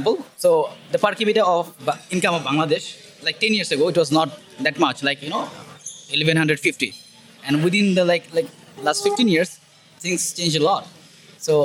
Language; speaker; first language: English; non-native, local second language; Bangla